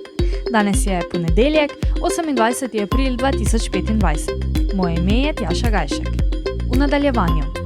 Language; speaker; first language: Slovenian; native; Slovenian